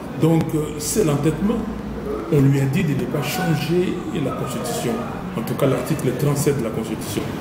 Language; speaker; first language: French; non-native, local second language; Lingala